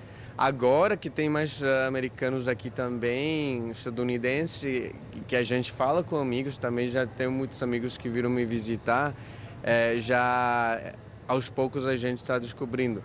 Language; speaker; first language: Portuguese; non-native, fluent; English